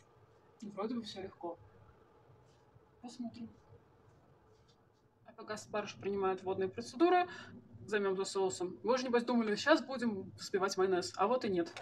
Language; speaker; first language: Russian; native; Russian